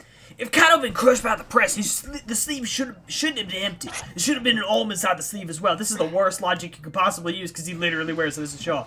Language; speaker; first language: English; native; English